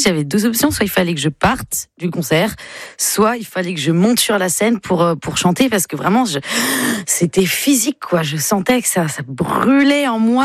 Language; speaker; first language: French; native; French